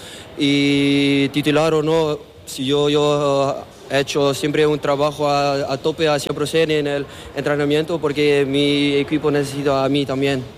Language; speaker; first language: Spanish; non-native, learner; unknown